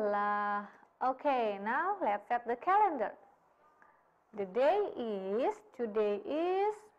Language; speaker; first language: English; non-native, fluent; Indonesian